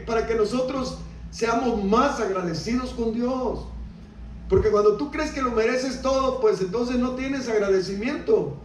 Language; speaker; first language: Spanish; native; Spanish